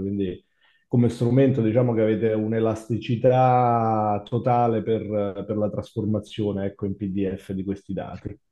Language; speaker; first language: Italian; native; Italian